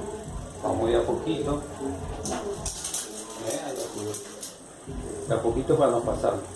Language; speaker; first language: Spanish; native; Spanish